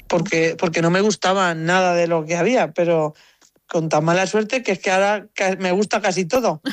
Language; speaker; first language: Spanish; native; Spanish